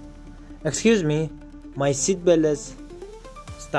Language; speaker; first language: English; non-native, fluent; Persian